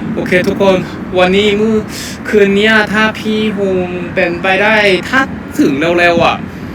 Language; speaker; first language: Thai; non-native, fluent; Korean